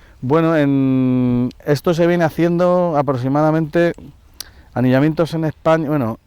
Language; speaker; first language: Spanish; native; Spanish